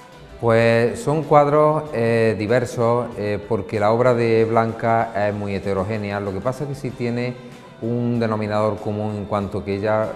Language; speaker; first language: Spanish; native; Spanish